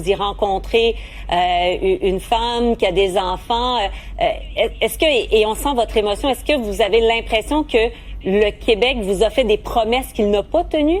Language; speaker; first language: French; native; French